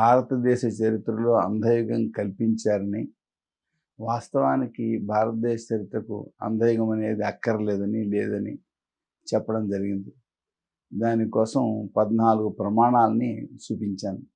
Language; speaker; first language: Telugu; native; Telugu